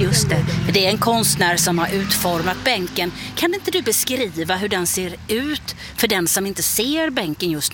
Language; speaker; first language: Swedish; native; Swedish